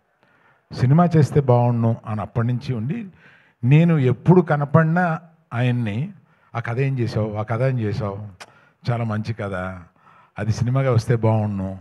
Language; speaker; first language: Telugu; native; Telugu